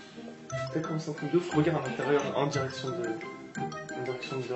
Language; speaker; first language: French; native; French